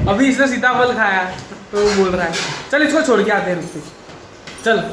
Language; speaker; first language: Hindi; non-native, local second language; Marathi